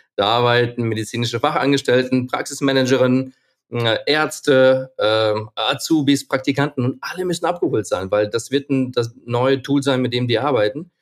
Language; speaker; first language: German; non-native, fluent; Ukrainian